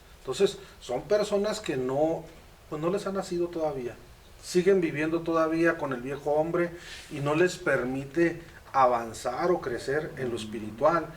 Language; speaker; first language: Spanish; native; Spanish